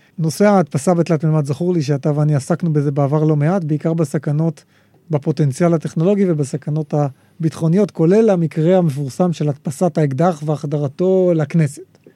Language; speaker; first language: Hebrew; native; Hebrew